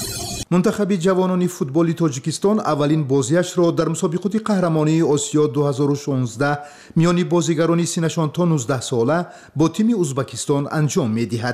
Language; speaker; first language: Persian; native; Persian